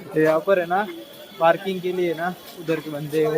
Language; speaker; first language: Hindi; non-native, local second language; Marathi